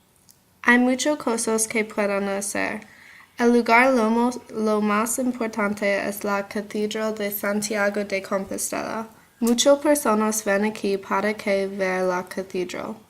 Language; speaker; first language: Spanish; non-native, learner; English